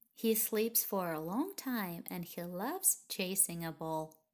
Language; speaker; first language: English; non-native, fluent; Russian